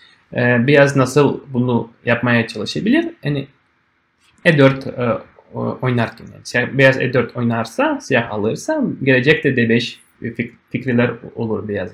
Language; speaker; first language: Turkish; non-native, fluent; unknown